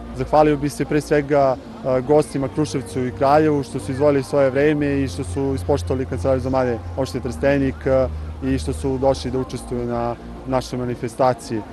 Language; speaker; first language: Serbian; native; Serbian